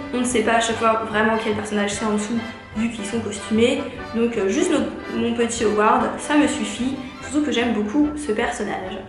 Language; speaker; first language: French; early bilingual, other home language; Portuguese